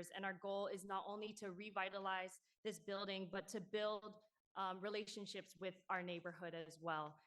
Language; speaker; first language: English; non-native, local second language; Cantonese